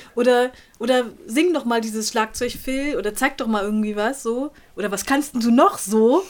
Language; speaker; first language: German; native; German